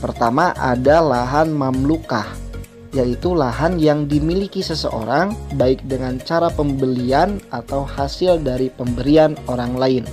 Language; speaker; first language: Indonesian; native; Indonesian